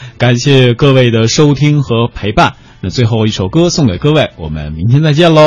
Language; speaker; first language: Chinese; native; Chinese